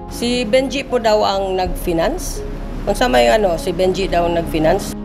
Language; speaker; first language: Filipino; non-native, local second language; Cebuano